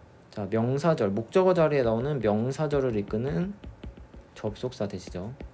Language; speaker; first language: Korean; native; Korean